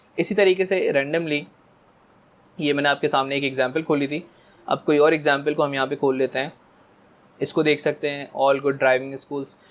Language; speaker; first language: Urdu; native; Urdu